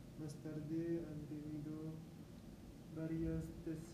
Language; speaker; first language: Spanish; non-native, learner; French